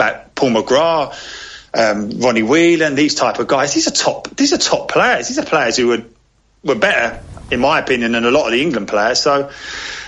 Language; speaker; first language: English; native; English